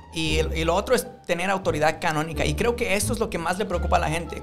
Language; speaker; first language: Spanish; non-native, fluent; English